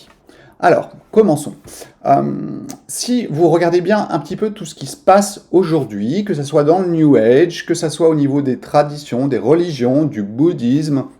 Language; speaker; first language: French; native; French